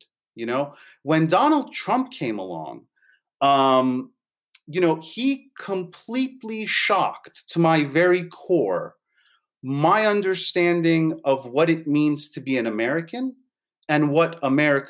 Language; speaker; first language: English; native; English